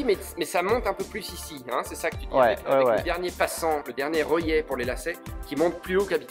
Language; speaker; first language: French; native; French